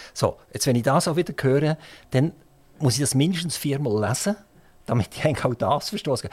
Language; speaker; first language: German; native; German